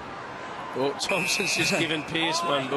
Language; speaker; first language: English; native; English